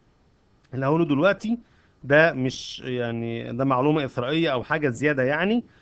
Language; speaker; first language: Arabic; native; Arabic